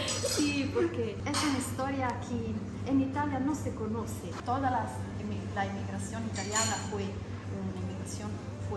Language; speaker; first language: Spanish; non-native, fluent; Italian